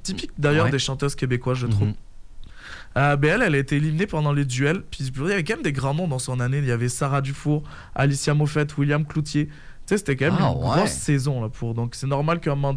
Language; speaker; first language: French; native; French